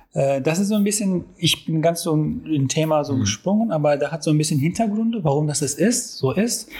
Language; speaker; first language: German; non-native, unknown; Turkish